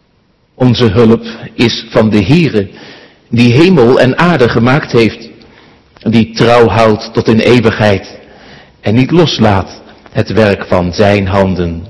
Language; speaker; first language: Dutch; native; Dutch